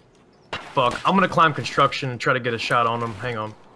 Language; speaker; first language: English; native; English